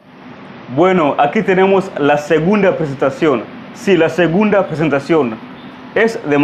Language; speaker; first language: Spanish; non-native, fluent; Swahili